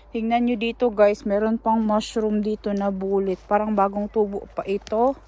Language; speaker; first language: Filipino; non-native, local second language; Cebuano